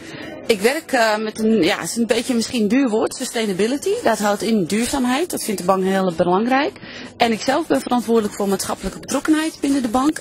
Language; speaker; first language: Dutch; native; Dutch